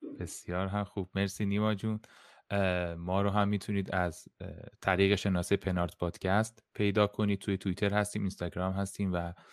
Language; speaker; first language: Persian; native; Persian